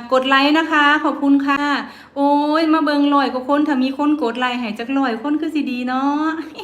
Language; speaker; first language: Thai; native; Thai